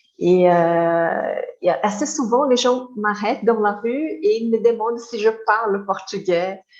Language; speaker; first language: French; non-native, fluent; Portuguese